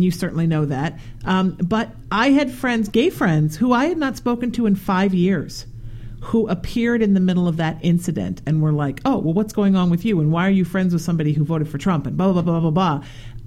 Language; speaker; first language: English; native; English